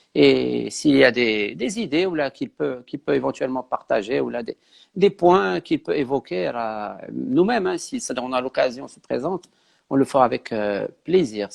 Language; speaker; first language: French; non-native, local second language; Arabic